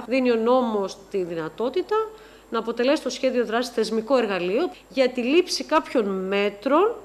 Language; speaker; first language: Greek; native; Greek